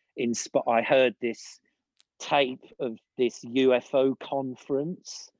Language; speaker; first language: English; native; English